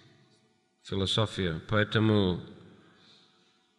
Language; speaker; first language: Russian; non-native, fluent; English